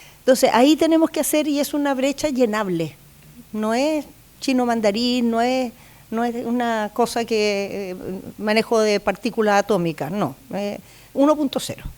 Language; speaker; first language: Spanish; native; Spanish